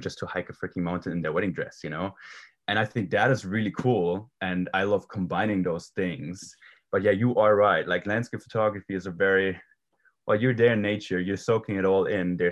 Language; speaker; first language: English; non-native, fluent; German